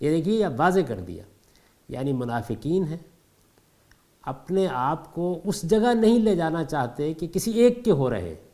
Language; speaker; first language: Urdu; native; Urdu